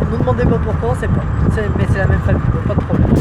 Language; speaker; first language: French; native; French